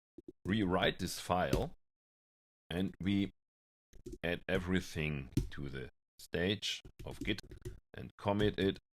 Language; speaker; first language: English; non-native, fluent; German